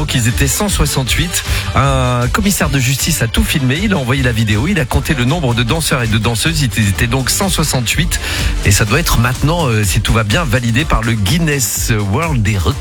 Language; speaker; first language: French; native; French